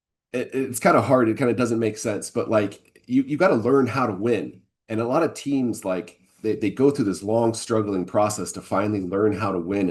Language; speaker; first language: English; native; English